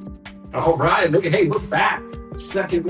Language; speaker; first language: English; native; English